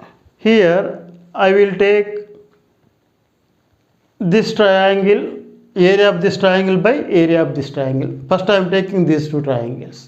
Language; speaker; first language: English; non-native, local second language; Telugu